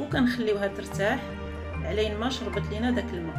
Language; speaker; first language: Arabic; native; Arabic